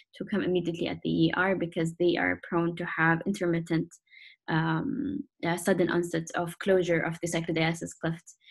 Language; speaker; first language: English; non-native, fluent; Arabic